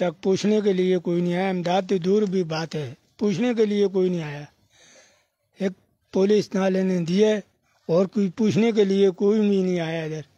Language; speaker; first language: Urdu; non-native, local second language; Northern Hindko